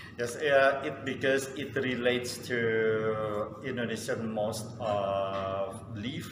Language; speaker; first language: English; non-native, fluent; Sundanese